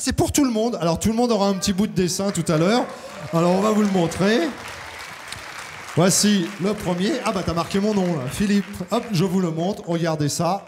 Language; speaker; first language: French; native; French